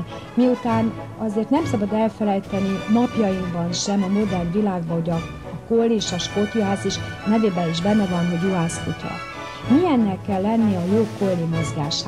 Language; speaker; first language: Hungarian; native; Hungarian